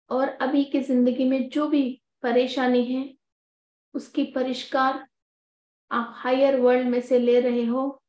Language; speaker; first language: Hindi; non-native, local second language; Telugu